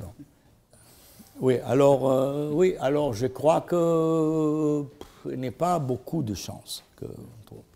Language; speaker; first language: French; non-native, learner; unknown